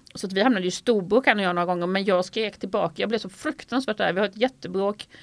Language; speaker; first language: Swedish; native; Swedish